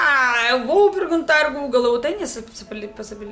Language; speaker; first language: Portuguese; non-native, learner; Russian